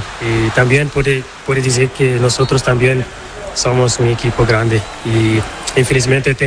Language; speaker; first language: Spanish; non-native, local second language; Portuguese